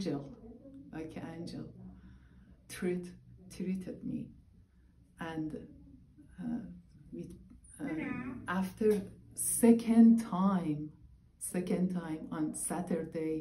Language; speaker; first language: English; non-native, learner; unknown